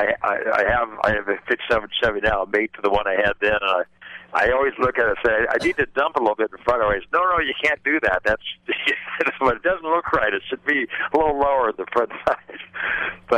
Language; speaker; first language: English; native; English